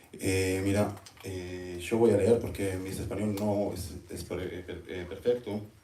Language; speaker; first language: Spanish; non-native, learner; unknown